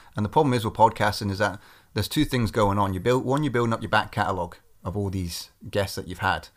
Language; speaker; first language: English; native; English